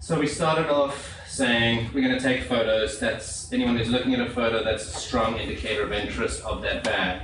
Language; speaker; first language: English; native; English